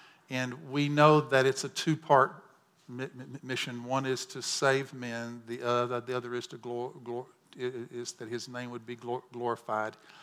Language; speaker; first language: English; native; English